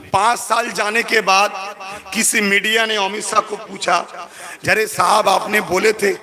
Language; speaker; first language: Hindi; non-native, local second language; Bangla